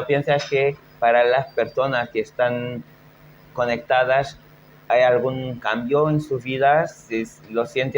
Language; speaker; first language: Spanish; non-native, fluent; Portuguese